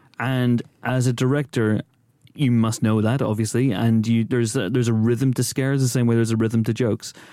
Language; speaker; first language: English; native; English